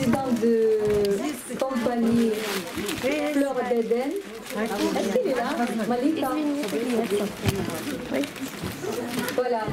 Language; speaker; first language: French; non-native, fluent; Chechen